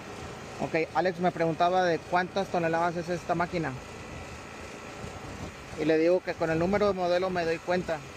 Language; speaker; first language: Spanish; native; Spanish